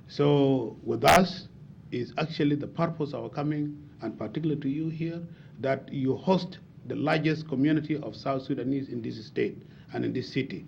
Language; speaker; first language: English; non-native, fluent; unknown